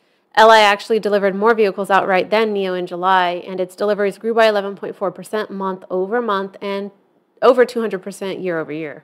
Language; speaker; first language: English; native; English